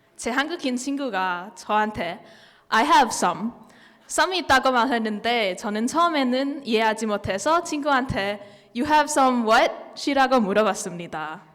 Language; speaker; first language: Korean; non-native, learner; English